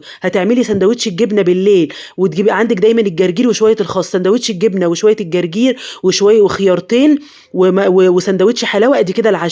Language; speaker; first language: Arabic; native; Arabic